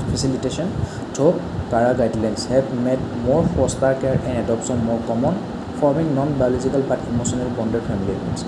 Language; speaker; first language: English; non-native, local second language; Assamese